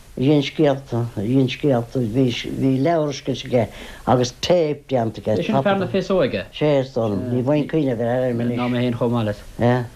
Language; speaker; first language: Irish; native; Irish